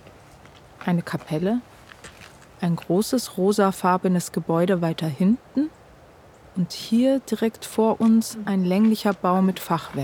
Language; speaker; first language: German; early bilingual, other home language; Turkish